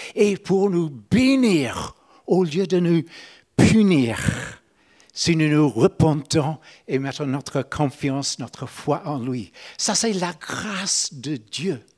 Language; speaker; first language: French; non-native, fluent; English